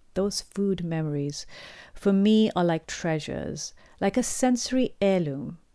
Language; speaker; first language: English; non-native, local second language; Urdu